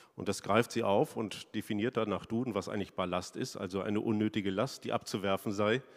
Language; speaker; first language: German; native; German